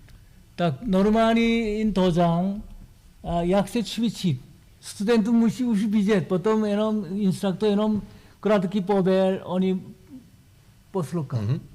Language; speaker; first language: Czech; non-native, learner; Korean